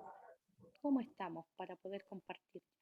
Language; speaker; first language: Spanish; native; Spanish